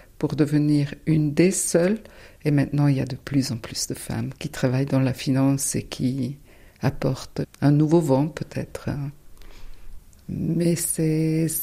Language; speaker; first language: French; non-native, fluent; German